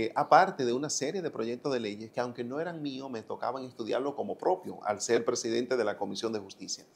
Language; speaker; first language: Spanish; native; Spanish